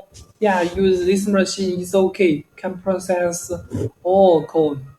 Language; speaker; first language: English; non-native, learner; Chinese